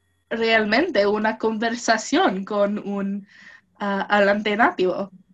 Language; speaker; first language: Spanish; non-native, fluent; English